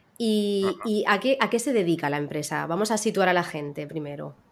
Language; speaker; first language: Spanish; native; Spanish